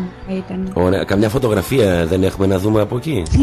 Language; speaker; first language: Greek; native; Greek